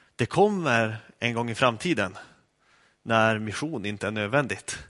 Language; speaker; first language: Swedish; native; Swedish